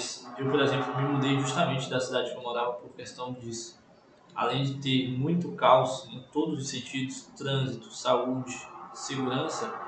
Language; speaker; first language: Portuguese; native; Portuguese